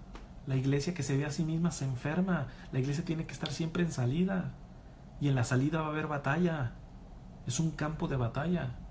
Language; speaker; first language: Spanish; native; Spanish